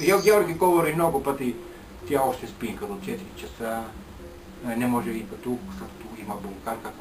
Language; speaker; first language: Bulgarian; non-native, learner; Finnish